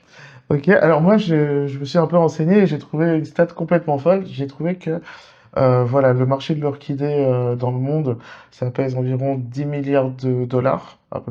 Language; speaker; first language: French; native; French